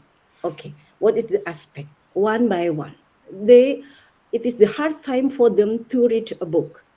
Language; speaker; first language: English; non-native, learner; Indonesian